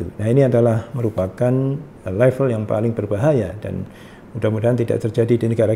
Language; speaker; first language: Indonesian; native; Indonesian